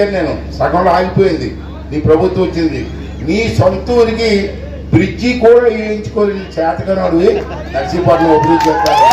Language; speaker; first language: Telugu; native; Telugu